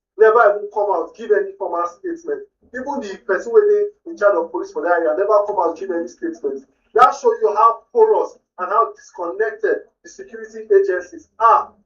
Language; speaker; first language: Nigerian Pidgin; native; Nigerian Pidgin